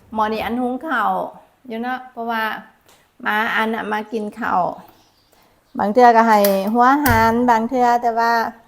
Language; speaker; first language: Thai; non-native, local second language; Northeastern Thai